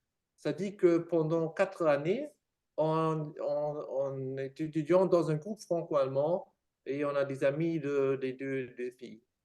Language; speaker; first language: French; non-native, fluent; German